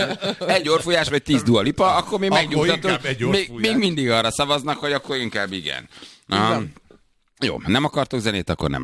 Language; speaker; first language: Hungarian; native; Hungarian